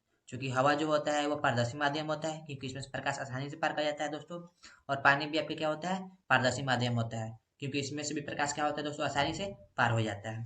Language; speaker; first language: Hindi; native; Hindi